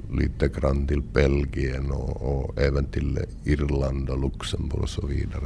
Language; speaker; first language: Swedish; non-native, local second language; Finnish